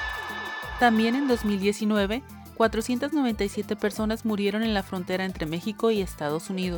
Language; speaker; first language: Spanish; native; Spanish